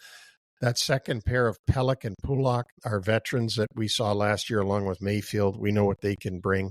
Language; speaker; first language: English; native; English